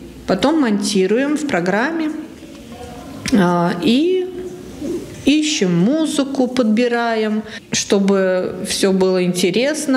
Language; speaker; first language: Russian; native; Russian